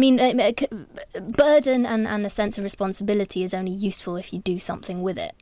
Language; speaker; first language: English; native; English